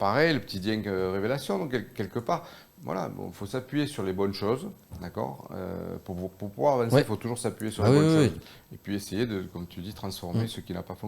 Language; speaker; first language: French; native; French